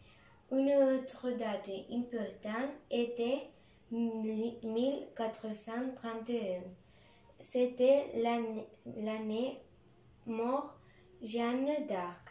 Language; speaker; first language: French; non-native, learner; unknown